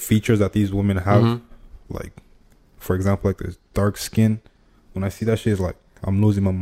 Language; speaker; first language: English; non-native, local second language; Igbo